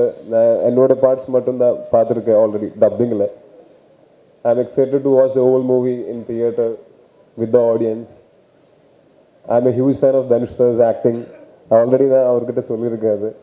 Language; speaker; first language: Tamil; non-native, learner; Malayalam